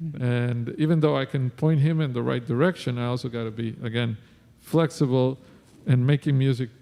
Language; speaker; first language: English; non-native, fluent; Spanish